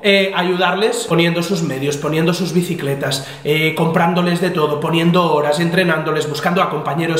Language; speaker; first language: Spanish; native; Spanish